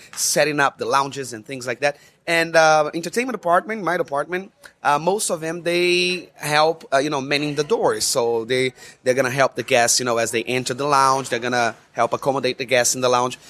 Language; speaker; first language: English; non-native, fluent; Portuguese